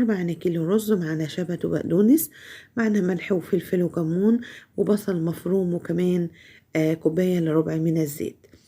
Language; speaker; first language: Arabic; native; Arabic